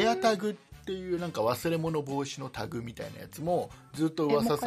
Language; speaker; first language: Japanese; native; Japanese